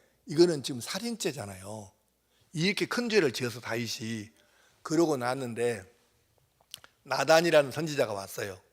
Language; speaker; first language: Korean; native; Korean